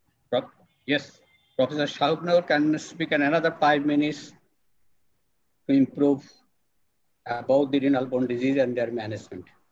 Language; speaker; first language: English; non-native, local second language; Bangla